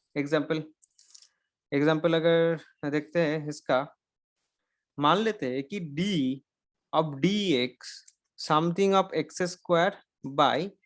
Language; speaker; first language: Hindi; non-native, local second language; Bangla